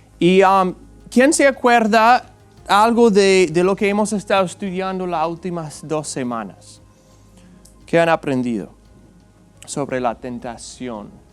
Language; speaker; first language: Spanish; non-native, fluent; English